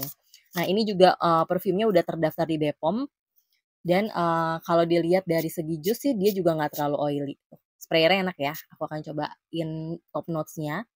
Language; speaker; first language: Indonesian; native; Indonesian